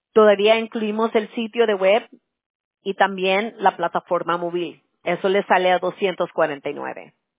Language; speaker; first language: Spanish; early bilingual, heritage; English